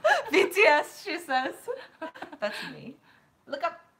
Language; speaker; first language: English; early bilingual, other home language; Korean